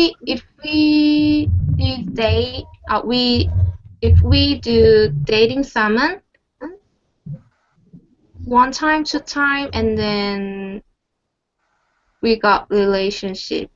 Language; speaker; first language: English; non-native, learner; Korean